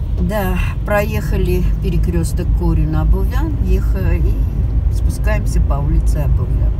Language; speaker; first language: Russian; non-native, local second language; Armenian